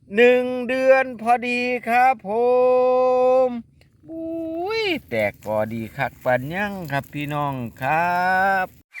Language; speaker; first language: Thai; native; Thai